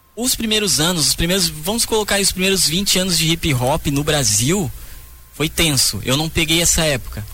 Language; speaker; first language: Portuguese; native; Portuguese